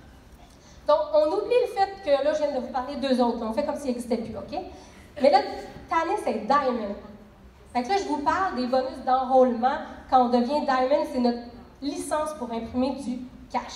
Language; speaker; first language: French; native; French